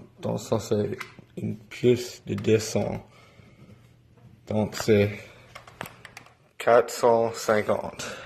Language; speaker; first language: French; non-native, local second language; English